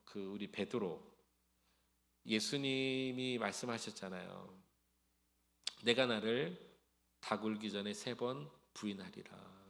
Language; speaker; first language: Korean; native; Korean